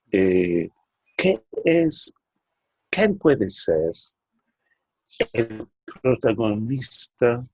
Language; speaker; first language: Spanish; early bilingual, heritage; Turkish